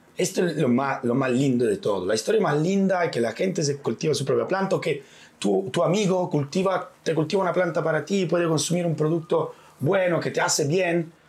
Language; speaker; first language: Spanish; non-native, fluent; Italian